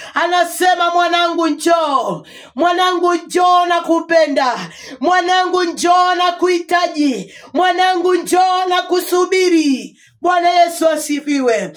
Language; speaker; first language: Swahili; native; Swahili